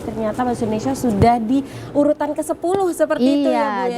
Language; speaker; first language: Indonesian; native; Indonesian